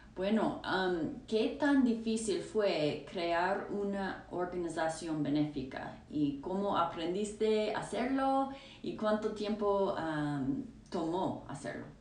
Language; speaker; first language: Spanish; non-native, fluent; English